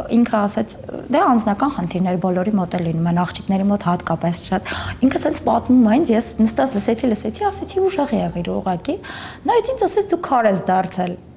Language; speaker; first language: Armenian; native; Armenian